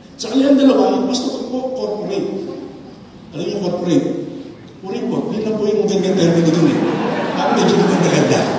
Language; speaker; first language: Filipino; non-native, local second language; Iloko